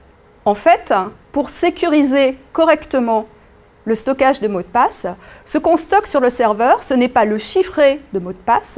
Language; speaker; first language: French; native; French